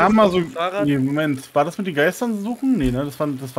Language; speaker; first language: German; native; German